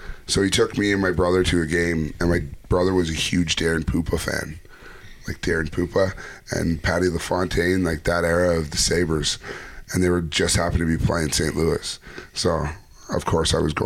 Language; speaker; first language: English; native; English